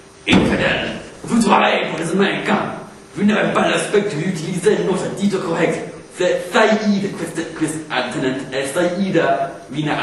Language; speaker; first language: French; non-native, learner; English